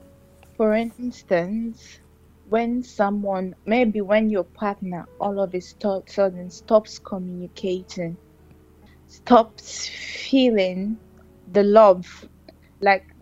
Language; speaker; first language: English; non-native, local second language; Igbo